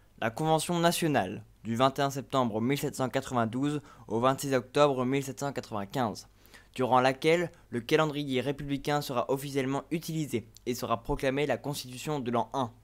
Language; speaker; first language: French; native; French